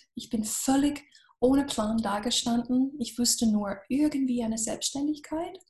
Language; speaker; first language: German; non-native, fluent; English